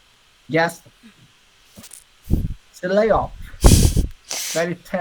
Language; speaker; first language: English; non-native, learner; Vietnamese